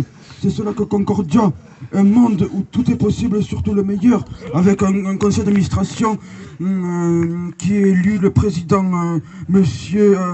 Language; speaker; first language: French; native; French